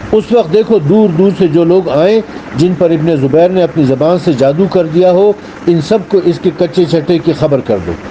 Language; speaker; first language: Urdu; native; Urdu